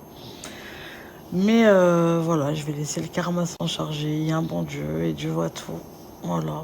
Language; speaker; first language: French; native; French